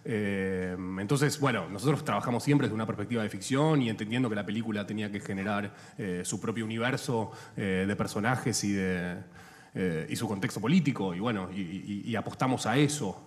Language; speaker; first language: Spanish; native; Spanish